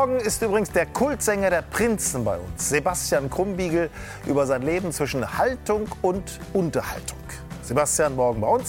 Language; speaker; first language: German; native; German